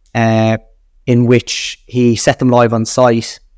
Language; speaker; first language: English; native; English